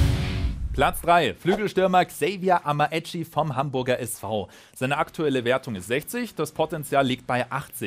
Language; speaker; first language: German; native; German